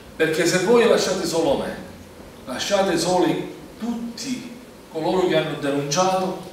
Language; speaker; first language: Italian; native; Italian